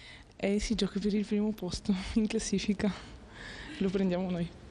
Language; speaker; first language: Italian; non-native, fluent; Bulgarian